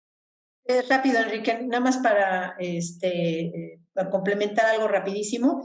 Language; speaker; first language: Spanish; native; Spanish